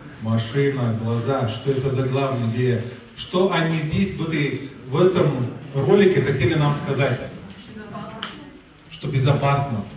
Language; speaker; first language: Russian; non-native, fluent; Lithuanian